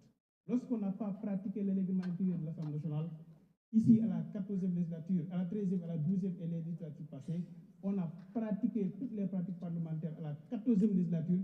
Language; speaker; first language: French; non-native, local second language; Wolof